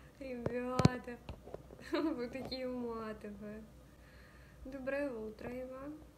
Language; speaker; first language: Russian; native; Russian